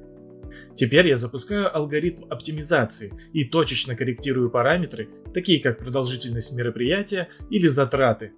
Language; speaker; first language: Russian; native; Russian